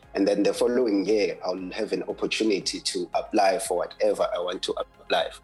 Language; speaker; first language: English; non-native, local second language; Zulu